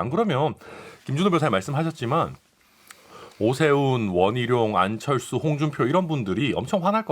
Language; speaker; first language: Korean; native; Korean